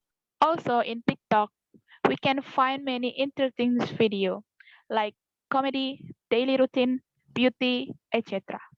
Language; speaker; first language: English; non-native, learner; Indonesian